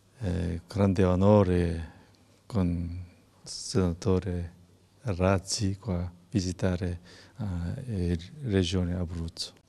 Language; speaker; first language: Italian; non-native, learner; Korean